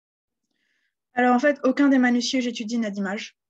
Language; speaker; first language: French; native; French